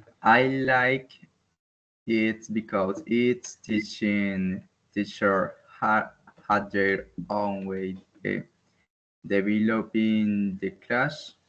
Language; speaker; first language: English; non-native, learner; Spanish